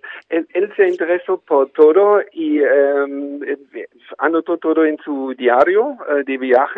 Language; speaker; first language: Spanish; non-native, fluent; German